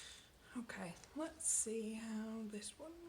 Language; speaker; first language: English; native; English